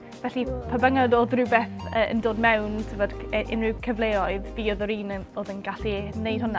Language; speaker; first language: Welsh; native; Welsh